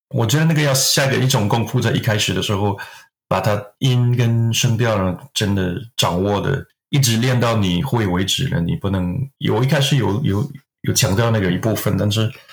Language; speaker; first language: Chinese; non-native, fluent; French